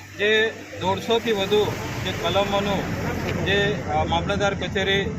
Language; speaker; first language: Gujarati; native; Gujarati